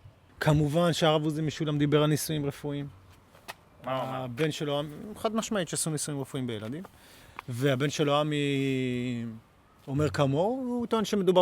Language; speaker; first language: Hebrew; native; Hebrew